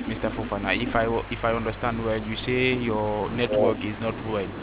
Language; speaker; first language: English; non-native, learner; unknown